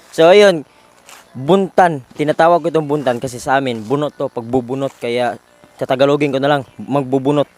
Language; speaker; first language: Filipino; non-native, local second language; Cebuano